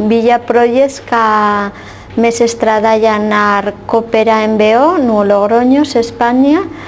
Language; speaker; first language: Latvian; non-native, learner; Catalan